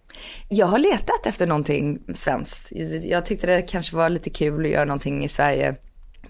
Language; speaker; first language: Swedish; early bilingual, heritage; Swedish